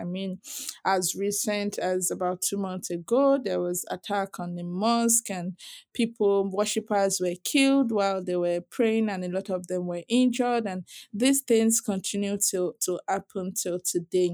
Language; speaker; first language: English; non-native, local second language; Yoruba